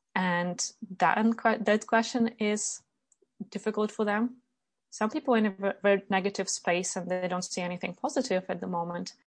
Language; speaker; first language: English; non-native, fluent; Ukrainian